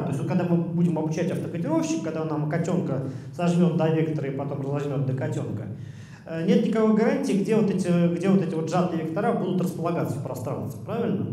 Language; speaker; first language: Russian; native; Russian